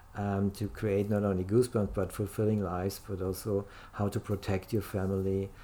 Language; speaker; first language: English; non-native, fluent; German